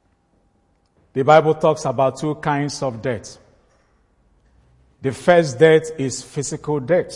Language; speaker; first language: English; non-native, local second language; Igbo